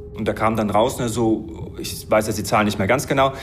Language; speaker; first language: German; native; German